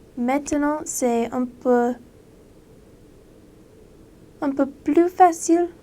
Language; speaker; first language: French; non-native, learner; English